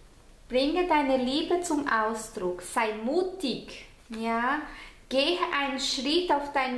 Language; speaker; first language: German; non-native, fluent; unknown